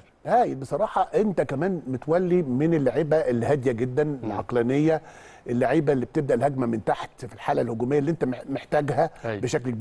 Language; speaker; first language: Arabic; native; Arabic